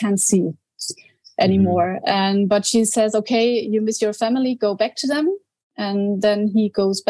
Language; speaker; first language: English; non-native, fluent; German